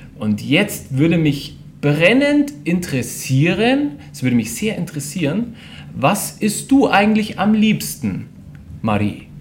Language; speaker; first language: German; native; German